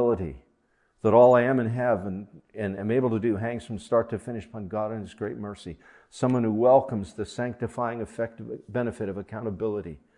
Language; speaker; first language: English; native; English